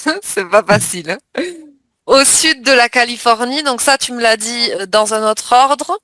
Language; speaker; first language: French; native; French